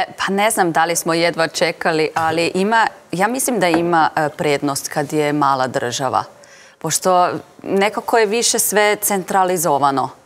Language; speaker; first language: Serbian; non-native, fluent; German